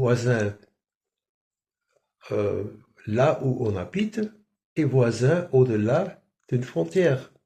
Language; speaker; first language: French; non-native, fluent; German